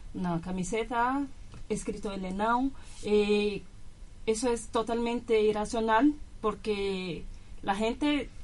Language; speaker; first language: Spanish; non-native, learner; Portuguese